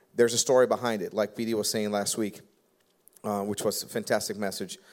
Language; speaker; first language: English; non-native, fluent; Portuguese